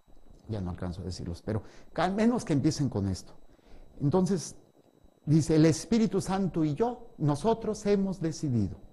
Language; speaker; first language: Spanish; native; Spanish